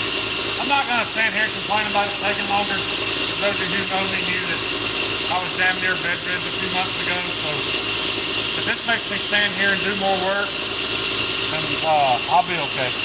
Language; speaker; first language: English; native; English